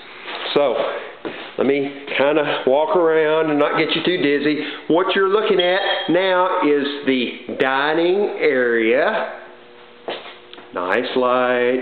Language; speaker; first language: English; native; English